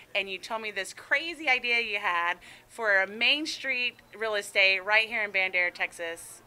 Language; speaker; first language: English; native; English